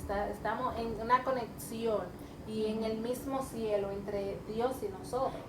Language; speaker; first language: Spanish; native; Spanish